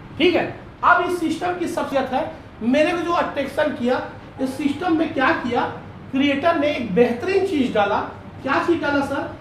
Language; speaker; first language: Hindi; native; Hindi